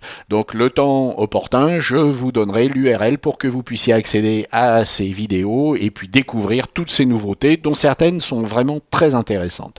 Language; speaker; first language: French; native; French